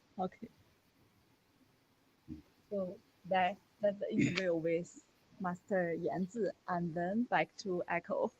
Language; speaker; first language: English; non-native, learner; Chinese